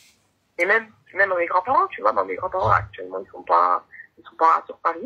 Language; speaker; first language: French; native; French